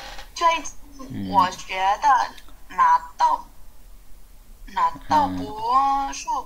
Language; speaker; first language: Chinese; non-native, learner; Vietnamese